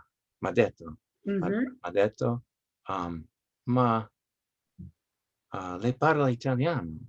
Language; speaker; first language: Italian; non-native, learner; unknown